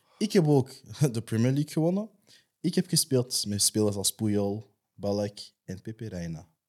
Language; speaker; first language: Dutch; native; Dutch